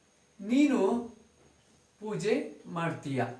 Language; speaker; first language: Kannada; non-native, local second language; Telugu